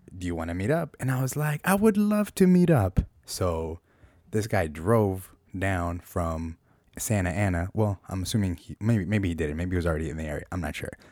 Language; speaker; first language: English; native; English